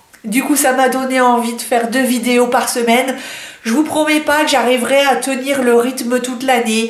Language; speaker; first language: French; native; French